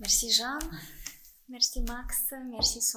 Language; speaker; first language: French; non-native, fluent; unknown